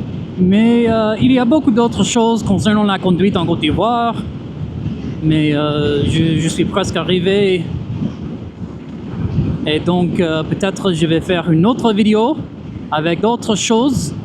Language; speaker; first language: French; non-native, fluent; English